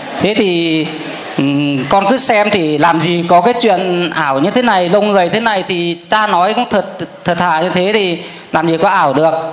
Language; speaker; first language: Vietnamese; non-native, local second language; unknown